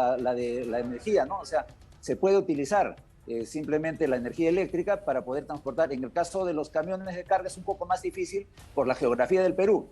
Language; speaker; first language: Spanish; native; Spanish